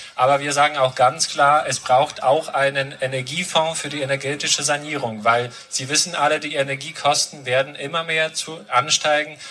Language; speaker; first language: German; non-native, fluent; Polish